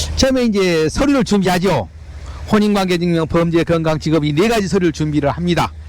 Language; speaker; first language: Korean; native; Korean